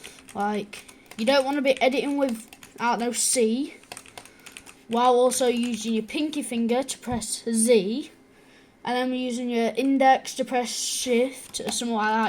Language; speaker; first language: English; native; English